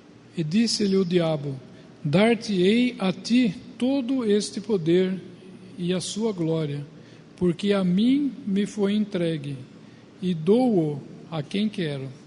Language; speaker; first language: Portuguese; native; Portuguese